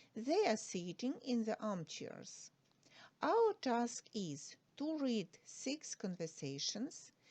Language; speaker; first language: English; non-native, fluent; Ukrainian